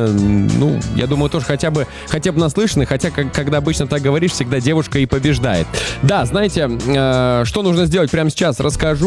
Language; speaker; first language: Russian; native; Russian